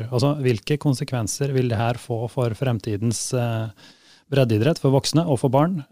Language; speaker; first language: Norwegian; native; Norwegian